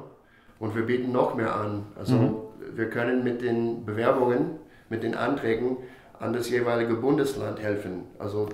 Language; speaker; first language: German; non-native, fluent; English